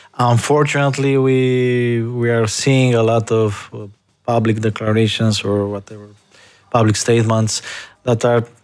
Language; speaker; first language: English; non-native, fluent; Romanian